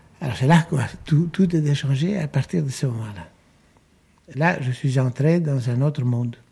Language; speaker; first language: French; non-native, fluent; Greek